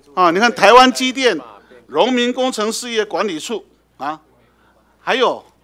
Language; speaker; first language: Chinese; native; Chinese